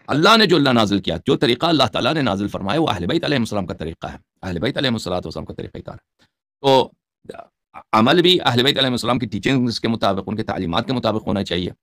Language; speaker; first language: Urdu; native; Urdu